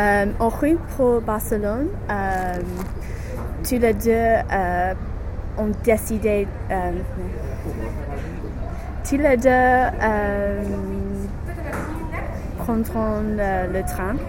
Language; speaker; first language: French; non-native, learner; English